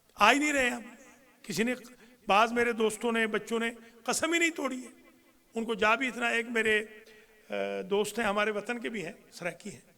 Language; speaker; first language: Urdu; non-native, local second language; Punjabi